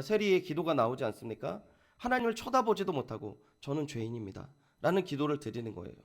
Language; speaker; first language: Korean; native; Korean